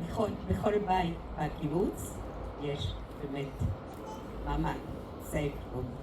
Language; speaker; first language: Hebrew; non-native, fluent; Spanish